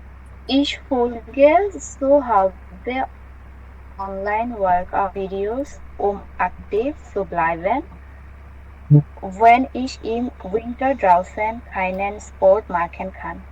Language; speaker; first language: German; non-native, learner; Bangla